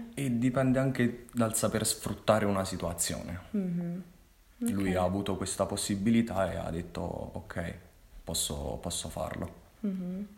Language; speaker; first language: Italian; native; Italian